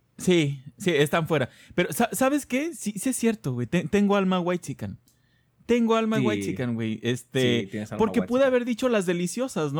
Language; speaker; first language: Spanish; native; Spanish